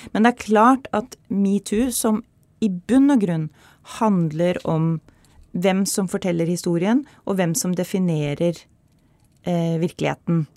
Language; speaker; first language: Norwegian; native; Norwegian